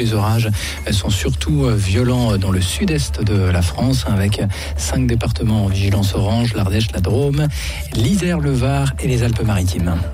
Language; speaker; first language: French; native; French